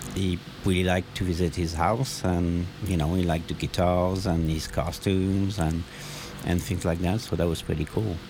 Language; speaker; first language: English; non-native, fluent; French